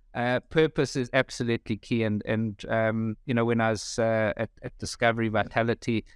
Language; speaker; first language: English; native; English